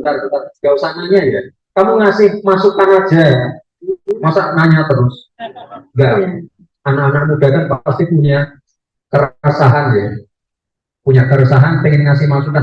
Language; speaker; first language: Indonesian; native; Indonesian